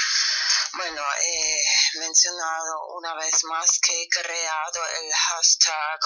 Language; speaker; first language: Spanish; non-native, fluent; German